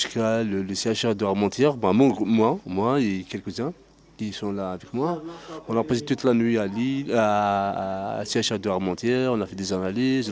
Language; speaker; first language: French; non-native, local second language; Arabic